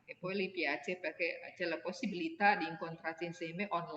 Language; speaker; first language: Italian; non-native, learner; Indonesian